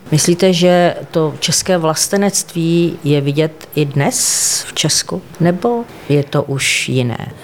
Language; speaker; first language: Czech; native; Czech